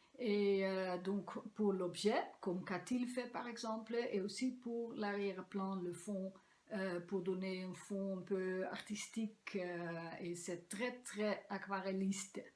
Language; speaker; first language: French; non-native, learner; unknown